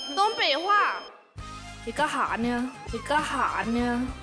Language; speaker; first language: Chinese; native; Chinese